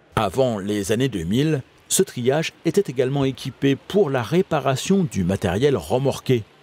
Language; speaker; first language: French; native; French